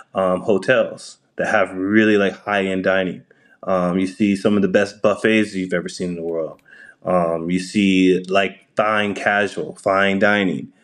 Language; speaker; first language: English; early bilingual, other home language; Japanese